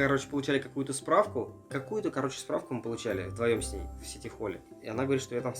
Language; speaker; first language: Russian; native; Russian